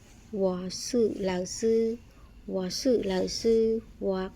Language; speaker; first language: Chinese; non-native, fluent; Khmer